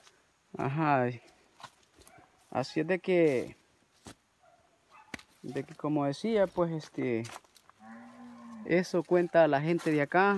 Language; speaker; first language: Spanish; native; Spanish